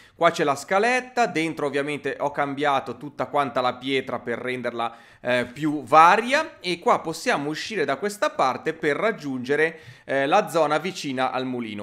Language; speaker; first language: Italian; native; Italian